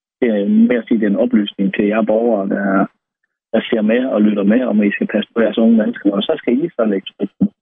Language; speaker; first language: Danish; native; Danish